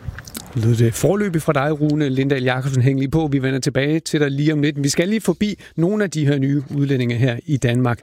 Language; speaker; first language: Danish; native; Danish